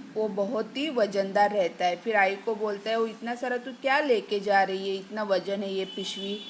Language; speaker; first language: Hindi; non-native, local second language; Marathi